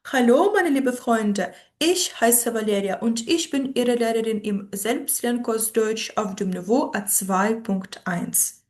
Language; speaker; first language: German; non-native, fluent; Ukrainian